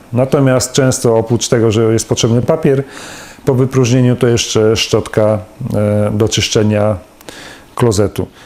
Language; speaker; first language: Polish; native; Polish